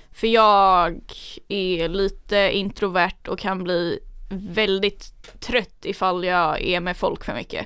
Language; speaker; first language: Swedish; native; Swedish